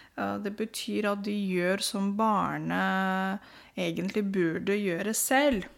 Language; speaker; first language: Norwegian; non-native, fluent; Romanian